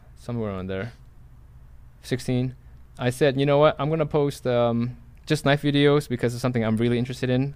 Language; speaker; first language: English; native; English